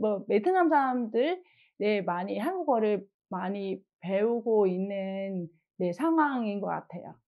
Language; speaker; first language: Korean; non-native, fluent; Vietnamese